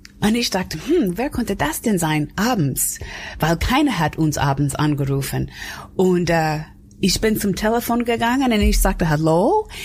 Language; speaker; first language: German; non-native, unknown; English